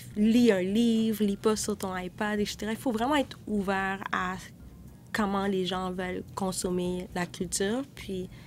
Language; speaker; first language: French; native; French